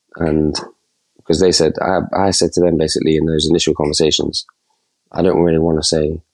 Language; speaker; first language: English; native; English